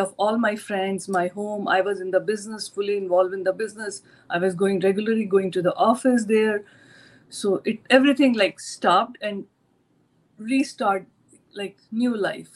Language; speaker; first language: English; non-native, local second language; Hindi